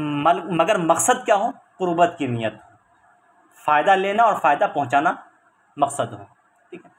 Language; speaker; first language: Urdu; native; Urdu